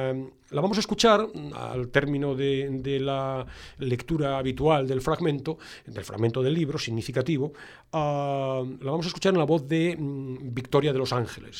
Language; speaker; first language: Spanish; native; Spanish